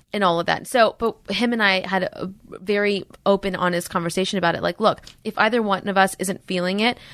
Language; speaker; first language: English; native; English